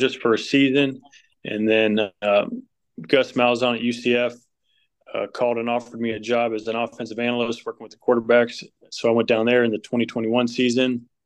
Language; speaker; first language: English; native; English